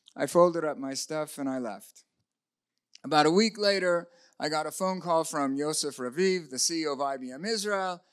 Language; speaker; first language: English; native; English